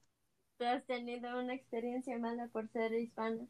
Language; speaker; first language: Spanish; early bilingual, heritage; Spanish